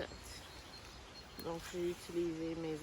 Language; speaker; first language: French; non-native, learner; English